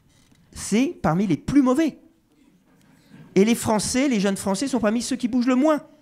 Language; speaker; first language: French; native; French